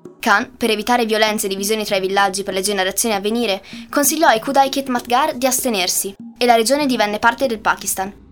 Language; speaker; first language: Italian; native; Italian